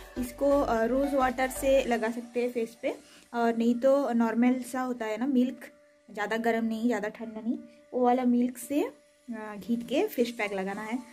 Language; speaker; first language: Hindi; native; Hindi